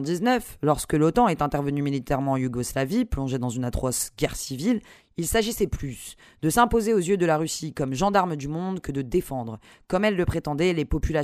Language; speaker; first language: French; native; French